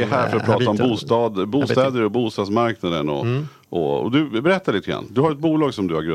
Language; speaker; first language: Swedish; native; Swedish